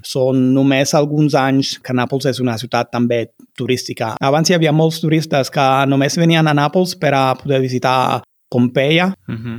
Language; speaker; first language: Catalan; non-native, fluent; Italian